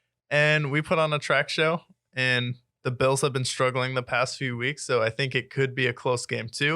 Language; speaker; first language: English; native; English